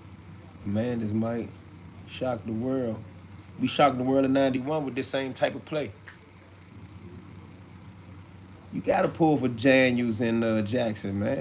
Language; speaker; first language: English; native; English